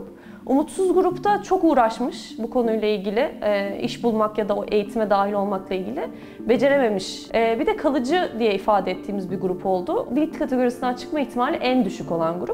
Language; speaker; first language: Turkish; native; Turkish